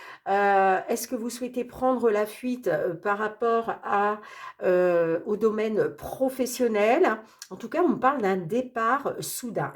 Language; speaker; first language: French; native; French